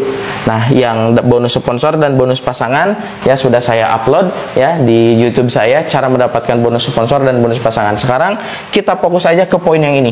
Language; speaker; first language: Indonesian; non-native, local second language; Sundanese